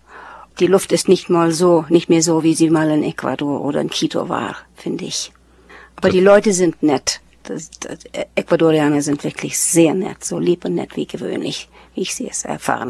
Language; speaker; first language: German; early bilingual, heritage; German